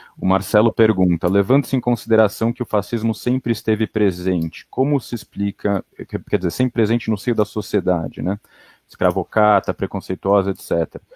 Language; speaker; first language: Portuguese; native; Portuguese